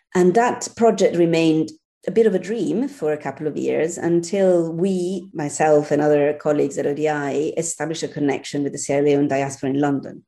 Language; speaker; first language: English; non-native, fluent; Italian